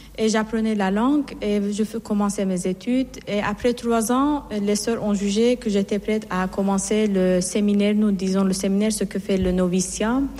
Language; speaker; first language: French; non-native, fluent; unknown